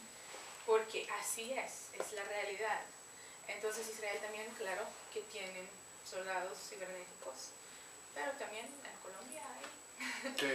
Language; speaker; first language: Spanish; non-native, fluent; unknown